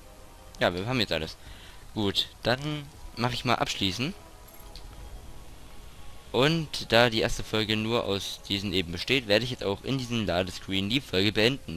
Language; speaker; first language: German; native; German